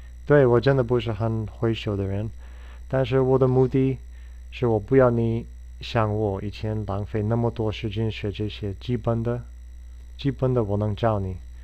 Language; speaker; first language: Chinese; non-native, fluent; English